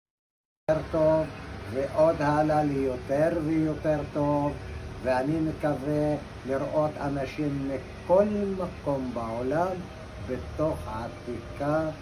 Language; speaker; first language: Hebrew; non-native, local second language; Arabic